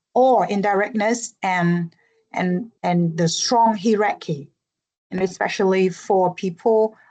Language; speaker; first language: English; non-native, fluent; Vietnamese